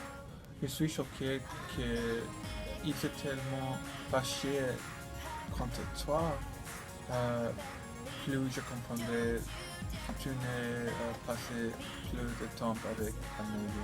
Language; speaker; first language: French; non-native, learner; English